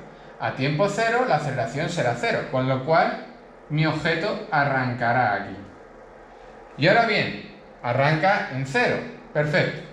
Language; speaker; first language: Spanish; native; Spanish